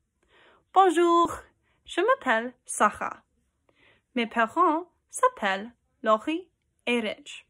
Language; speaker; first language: French; non-native, learner; English